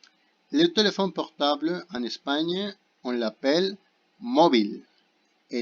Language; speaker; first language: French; non-native, fluent; Spanish